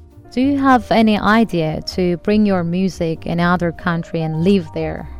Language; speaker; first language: English; non-native, learner; Turkish